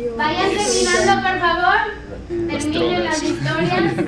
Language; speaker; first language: Spanish; non-native, fluent; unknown